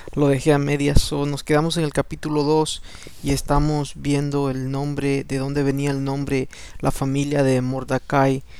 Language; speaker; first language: Spanish; early bilingual, heritage; Spanish